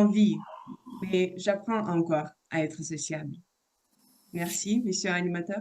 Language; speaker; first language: French; non-native, fluent; Russian